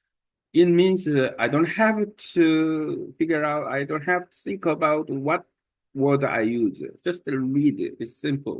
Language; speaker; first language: English; non-native, learner; Korean